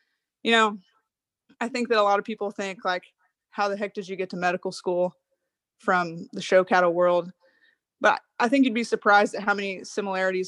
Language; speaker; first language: English; native; English